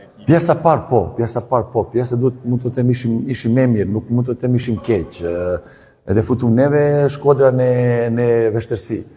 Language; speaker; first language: Albanian; non-native, learner; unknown